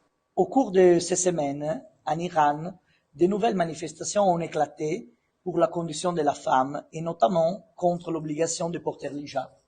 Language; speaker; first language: French; non-native, fluent; Italian